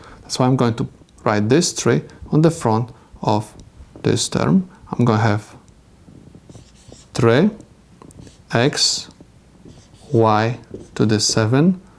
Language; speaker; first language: English; non-native, fluent; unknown